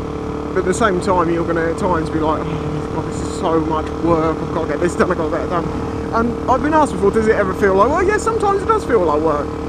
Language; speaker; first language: English; native; English